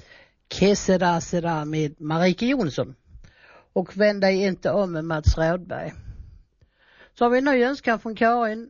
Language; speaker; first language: Swedish; native; Swedish